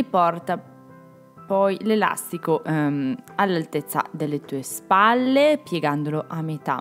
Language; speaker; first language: Italian; native; Italian